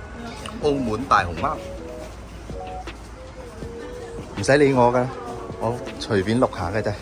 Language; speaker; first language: Chinese; native; Chinese